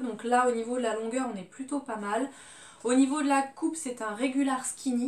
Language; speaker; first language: French; native; French